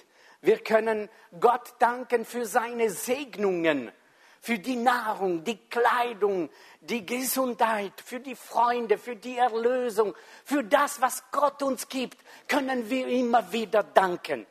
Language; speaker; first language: German; non-native, fluent; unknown